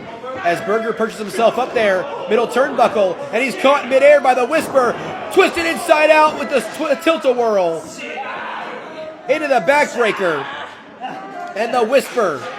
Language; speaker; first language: English; native; English